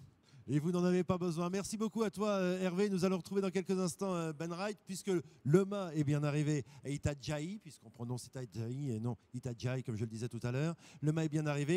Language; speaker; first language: French; native; French